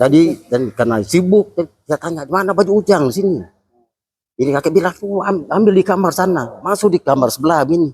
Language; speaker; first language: Indonesian; non-native, local second language; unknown